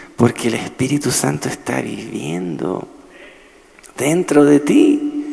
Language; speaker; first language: Spanish; native; Spanish